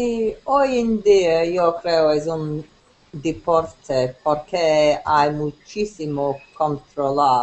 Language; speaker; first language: Spanish; non-native, learner; English